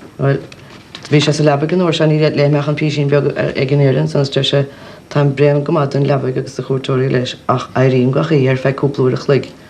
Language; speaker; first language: Irish; native; Irish